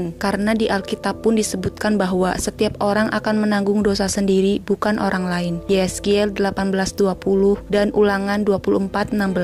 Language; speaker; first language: Indonesian; native; Indonesian